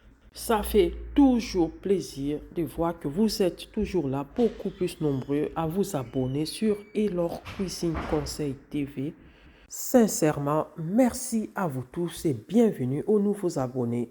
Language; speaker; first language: French; non-native, local second language; Lingala